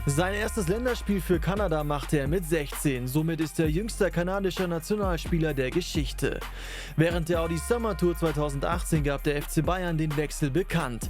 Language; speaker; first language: German; native; German